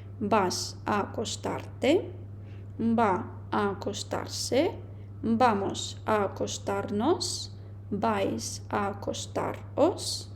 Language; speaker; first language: Spanish; non-native, fluent; Ukrainian